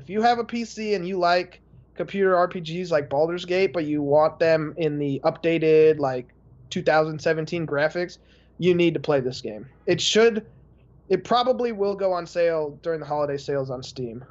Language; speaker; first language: English; native; English